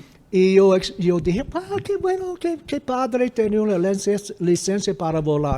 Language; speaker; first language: Spanish; non-native, fluent; English